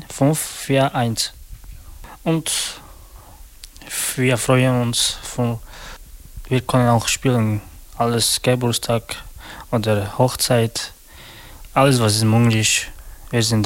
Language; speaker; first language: German; non-native, learner; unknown